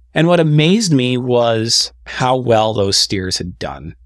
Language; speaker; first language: English; native; English